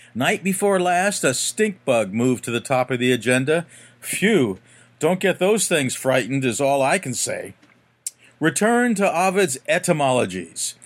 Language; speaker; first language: English; native; English